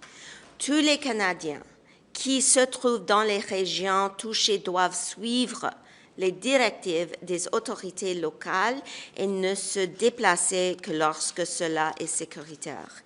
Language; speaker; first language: French; non-native, local second language; English